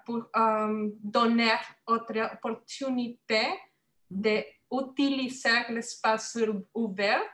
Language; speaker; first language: French; non-native, learner; Spanish